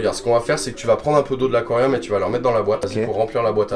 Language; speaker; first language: French; native; French